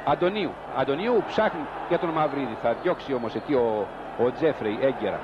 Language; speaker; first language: Greek; native; Greek